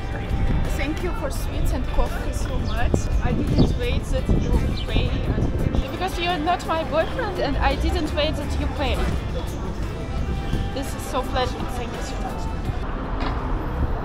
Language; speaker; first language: English; non-native, learner; Russian